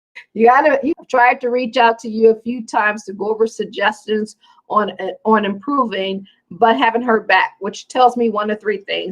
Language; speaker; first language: English; native; English